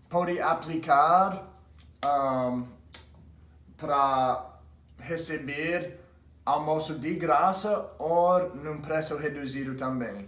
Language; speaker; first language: Portuguese; non-native, fluent; English